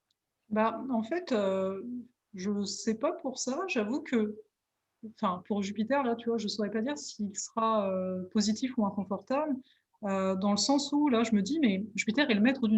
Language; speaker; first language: French; native; French